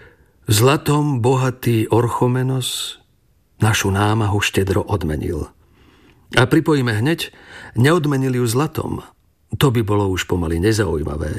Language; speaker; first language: Slovak; native; Slovak